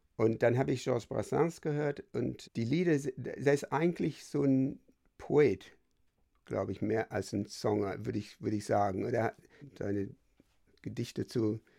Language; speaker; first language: German; non-native, fluent; English